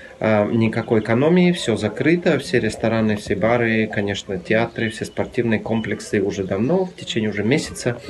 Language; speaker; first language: Russian; native; Russian